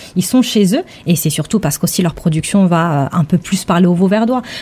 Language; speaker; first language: French; native; French